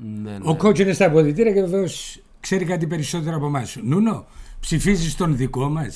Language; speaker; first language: Greek; native; Greek